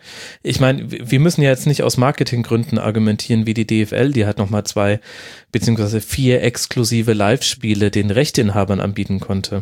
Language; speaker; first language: German; native; German